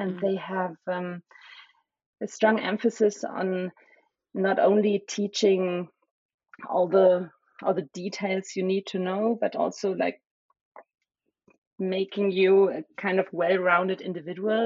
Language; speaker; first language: English; non-native, fluent; German